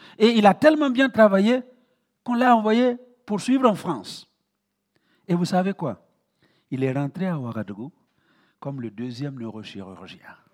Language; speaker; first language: French; non-native, local second language; Mossi